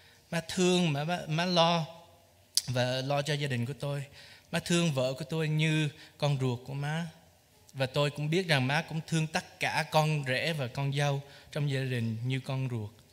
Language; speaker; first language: Vietnamese; early bilingual, heritage; Vietnamese